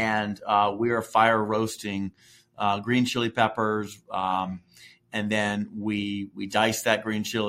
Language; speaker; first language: English; native; English